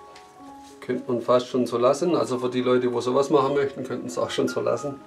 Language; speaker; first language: German; native; German